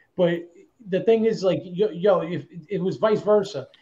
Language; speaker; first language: English; native; English